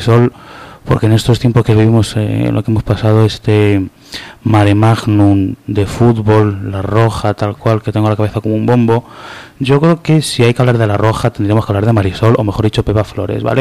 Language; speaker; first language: Spanish; native; Spanish